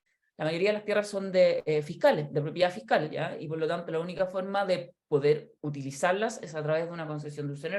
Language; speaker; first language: Spanish; native; Spanish